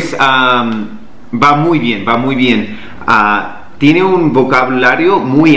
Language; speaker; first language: Spanish; non-native, fluent; English